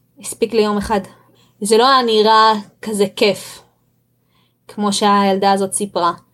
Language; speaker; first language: Hebrew; early bilingual, other home language; Russian